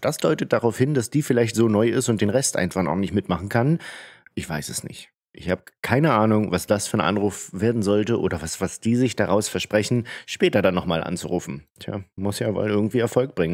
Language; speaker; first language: German; native; German